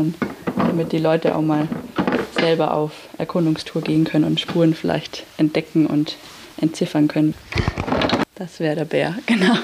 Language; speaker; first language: German; native; German